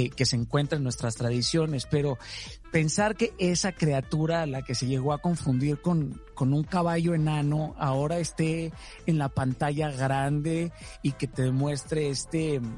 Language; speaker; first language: Spanish; native; Spanish